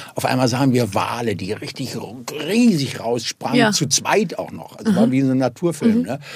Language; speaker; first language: German; native; German